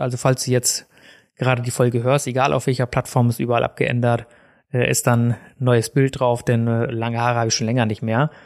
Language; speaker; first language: German; native; German